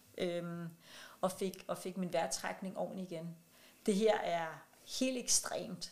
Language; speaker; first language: Danish; non-native, local second language; Kalaallisut